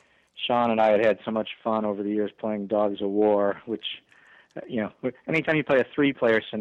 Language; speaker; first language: English; native; English